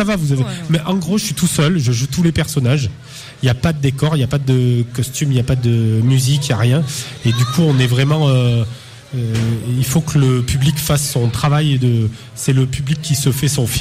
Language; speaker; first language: French; native; French